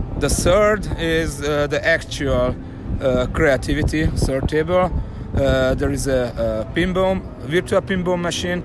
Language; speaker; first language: English; non-native, learner; Hungarian